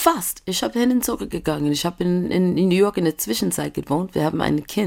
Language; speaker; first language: German; non-native, fluent; English